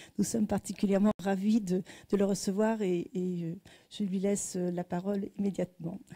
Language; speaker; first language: French; native; French